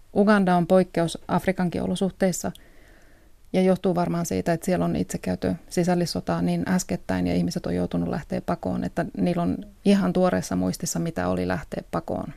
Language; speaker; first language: Finnish; early bilingual, heritage; Finnish